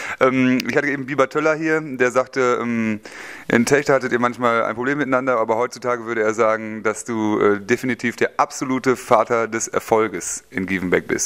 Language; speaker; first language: German; native; German